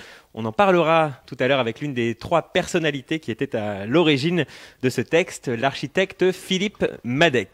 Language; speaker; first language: French; native; French